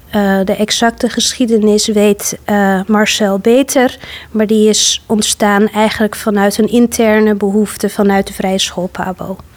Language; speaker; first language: Dutch; native; Dutch